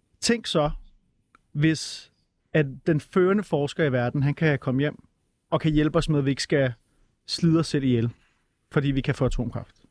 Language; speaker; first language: Danish; native; Danish